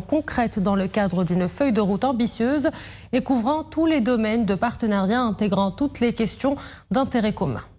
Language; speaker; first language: French; non-native, local second language; Arabic